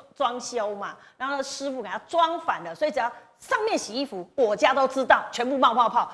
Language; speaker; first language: Chinese; native; Chinese